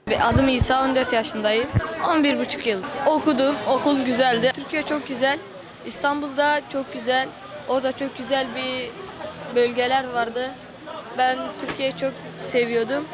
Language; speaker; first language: Turkish; early bilingual, other home language; Arabic